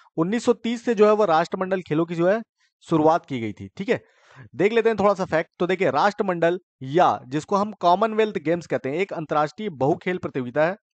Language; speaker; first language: Hindi; native; Hindi